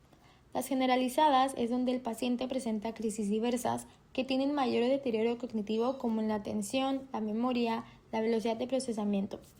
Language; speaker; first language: Spanish; native; Spanish